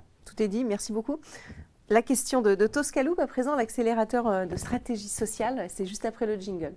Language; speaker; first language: French; native; French